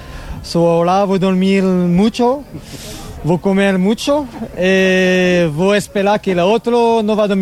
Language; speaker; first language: Spanish; non-native, learner; French